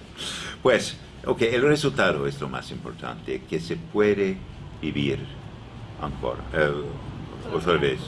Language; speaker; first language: Spanish; non-native, learner; English